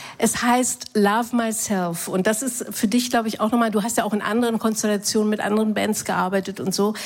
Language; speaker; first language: German; native; German